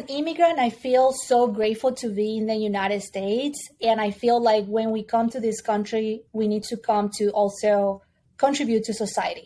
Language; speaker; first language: English; non-native, fluent; Spanish